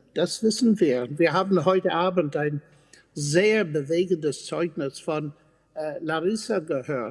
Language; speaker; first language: German; non-native, fluent; English